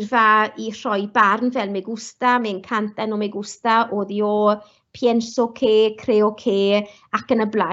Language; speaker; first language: Welsh; non-native, local second language; English